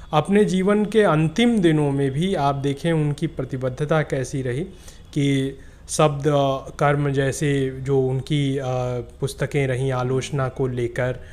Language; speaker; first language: Hindi; native; Hindi